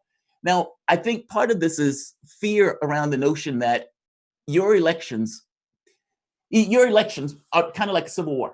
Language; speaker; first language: English; native; English